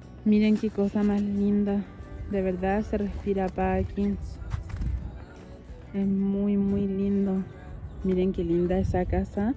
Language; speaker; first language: Spanish; native; Spanish